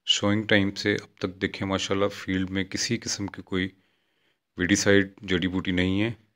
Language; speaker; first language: Urdu; non-native, local second language; Punjabi